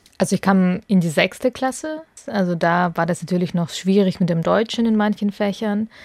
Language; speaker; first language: German; early bilingual, other home language; Russian